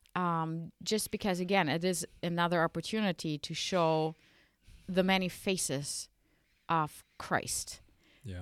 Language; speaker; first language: English; non-native, fluent; German